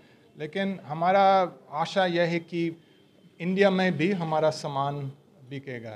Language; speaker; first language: Hindi; non-native, learner; English